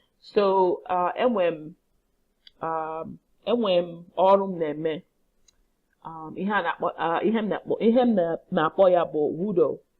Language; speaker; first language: Igbo; non-native, learner; English